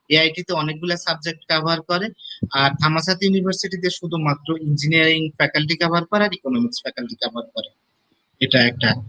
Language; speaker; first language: Bangla; native; Bangla